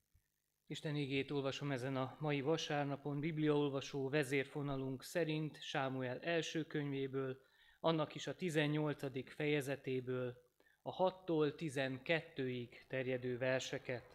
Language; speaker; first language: Hungarian; native; Hungarian